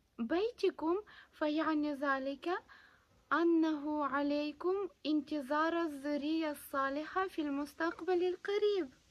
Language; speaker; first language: Arabic; non-native, fluent; Ukrainian